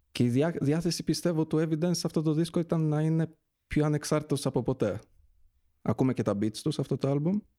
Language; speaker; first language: Greek; early bilingual, other home language; Polish